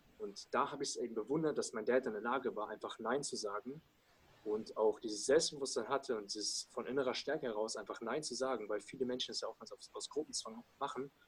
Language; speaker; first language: German; early bilingual, other home language; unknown